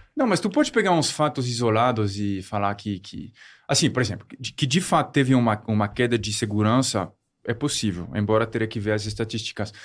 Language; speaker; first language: Portuguese; non-native, fluent; French